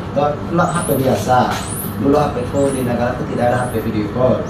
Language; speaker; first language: Indonesian; non-native, learner; Rohingya